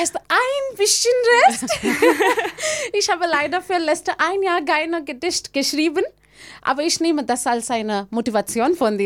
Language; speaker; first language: German; non-native, learner; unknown